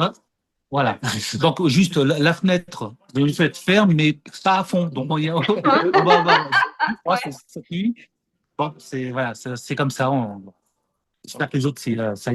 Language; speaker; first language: French; native; French